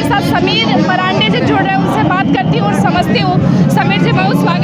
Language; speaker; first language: Hindi; native; Hindi